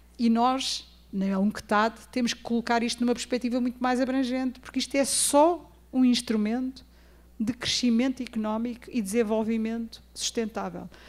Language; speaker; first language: Portuguese; native; Portuguese